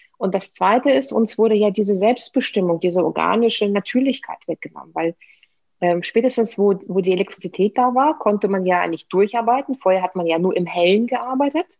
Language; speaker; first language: German; non-native, fluent; Russian